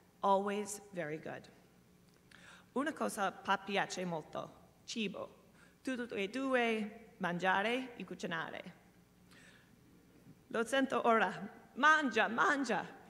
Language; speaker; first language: Italian; non-native, learner; English